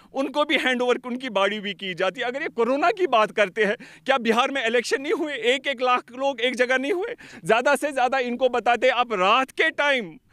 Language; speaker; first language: Hindi; non-native, local second language; Kashmiri